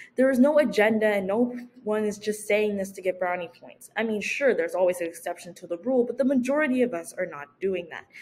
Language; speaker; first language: English; native; English